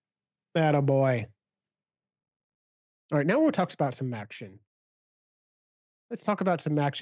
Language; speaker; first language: English; native; English